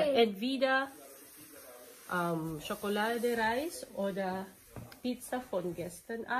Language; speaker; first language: German; non-native, learner; Filipino